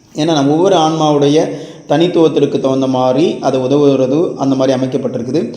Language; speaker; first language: Tamil; native; Tamil